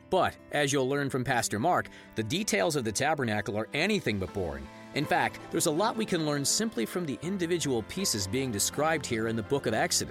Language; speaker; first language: English; native; English